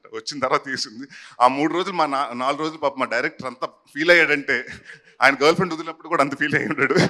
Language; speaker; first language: Telugu; native; Telugu